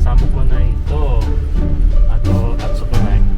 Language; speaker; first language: Japanese; non-native, learner; Filipino